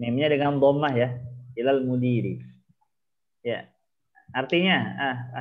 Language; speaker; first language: Indonesian; native; Indonesian